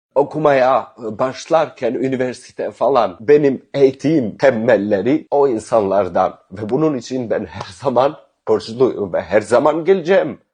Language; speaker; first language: Turkish; non-native, fluent; Albanian